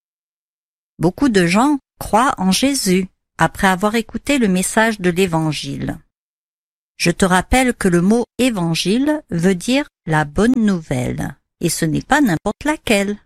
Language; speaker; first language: French; native; French